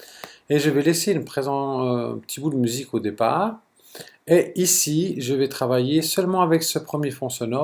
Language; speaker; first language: French; native; French